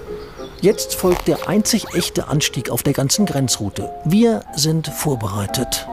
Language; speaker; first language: German; native; German